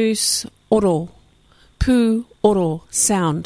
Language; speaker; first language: English; native; English